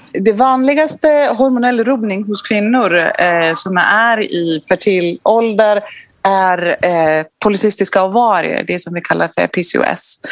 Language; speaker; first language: Swedish; non-native, fluent; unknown